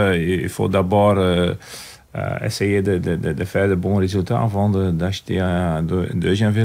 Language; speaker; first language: French; non-native, local second language; Dutch